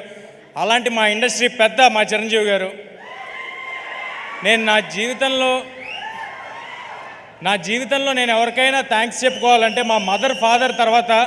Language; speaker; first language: Telugu; native; Telugu